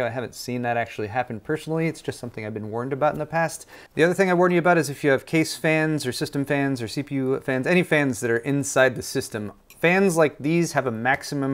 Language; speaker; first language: English; native; English